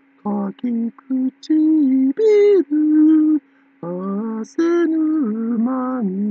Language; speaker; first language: Japanese; native; Japanese